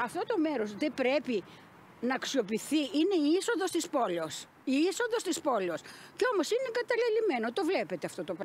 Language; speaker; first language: Greek; native; Greek